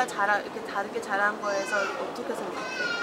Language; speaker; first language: Korean; early bilingual, heritage; Korean